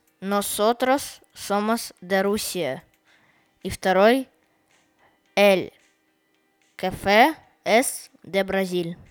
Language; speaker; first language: Spanish; non-native, learner; Russian